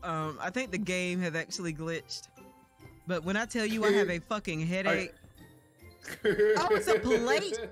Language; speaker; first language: English; native; English